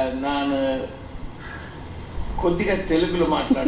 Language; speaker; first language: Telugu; non-native, learner; Tamil